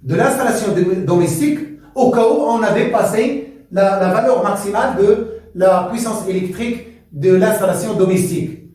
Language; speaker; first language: French; non-native, local second language; Arabic